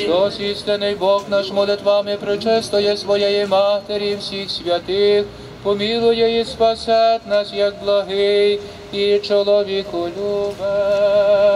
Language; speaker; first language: Ukrainian; native; Ukrainian